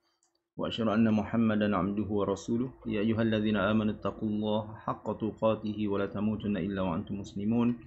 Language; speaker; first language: Arabic; non-native, fluent; Malay